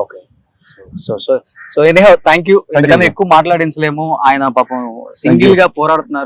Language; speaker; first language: Telugu; native; Telugu